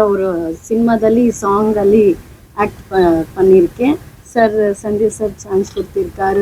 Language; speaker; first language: Tamil; non-native, learner; Kannada